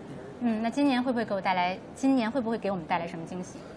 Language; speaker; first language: Chinese; native; Chinese